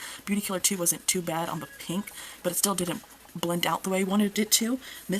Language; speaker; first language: English; native; English